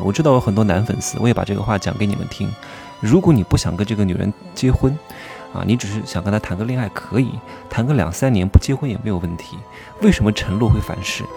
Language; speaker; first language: Chinese; native; Chinese